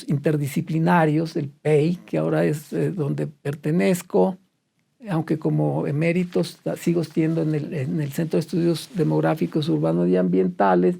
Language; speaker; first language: Spanish; native; Spanish